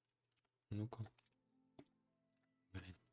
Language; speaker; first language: Russian; native; Russian